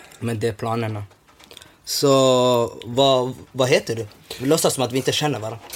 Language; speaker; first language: Swedish; early bilingual, other home language; Somali